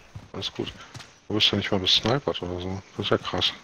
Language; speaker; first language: German; native; German